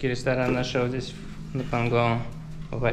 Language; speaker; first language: Russian; native; Russian